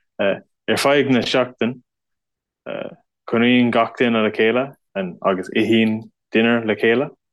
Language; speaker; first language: Irish; non-native, local second language; English